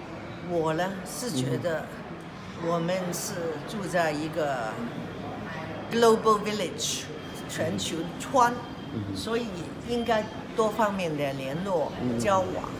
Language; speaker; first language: Chinese; non-native, local second language; Cantonese